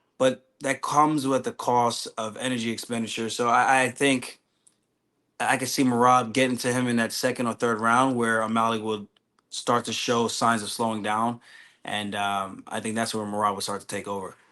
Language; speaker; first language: English; native; English